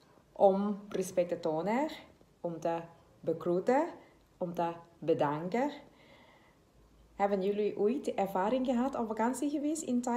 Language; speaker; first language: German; non-native, learner; Thai